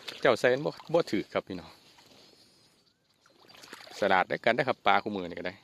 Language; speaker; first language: Thai; non-native, local second language; Northeastern Thai